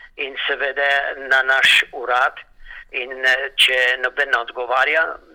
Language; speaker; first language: Slovenian; native; Slovenian